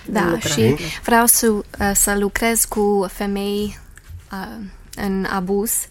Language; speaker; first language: Romanian; early bilingual, heritage; Romanian